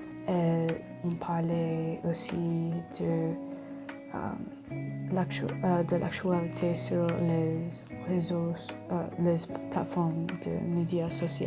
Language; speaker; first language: French; non-native, learner; English